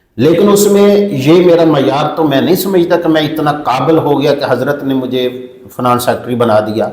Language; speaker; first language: Urdu; non-native, local second language; Punjabi